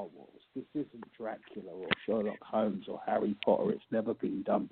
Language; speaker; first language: English; native; English